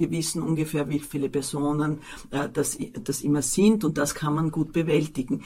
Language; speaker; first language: German; native; German